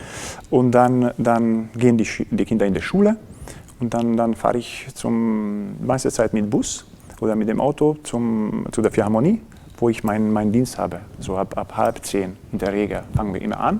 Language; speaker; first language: German; non-native, fluent; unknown